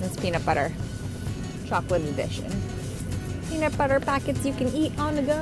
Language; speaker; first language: English; native; English